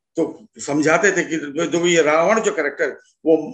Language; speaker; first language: Hindi; native; Hindi